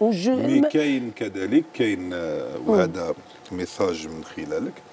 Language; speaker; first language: Arabic; native; Arabic